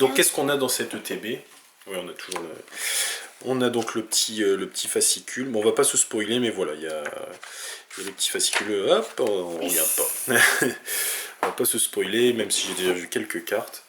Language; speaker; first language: French; native; French